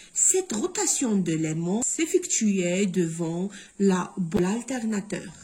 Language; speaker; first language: French; non-native, local second language; Arabic